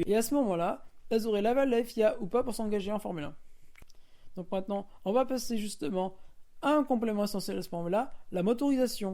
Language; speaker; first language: French; native; French